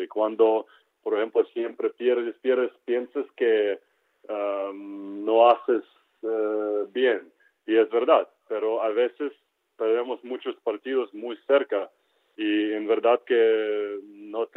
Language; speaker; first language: Spanish; non-native, learner; Ukrainian